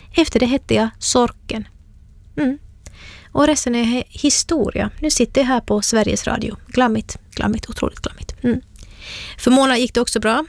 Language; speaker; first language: Swedish; native; Swedish